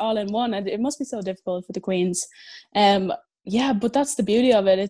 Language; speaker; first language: English; native; English